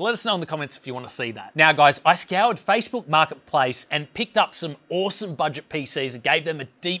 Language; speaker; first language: English; native; English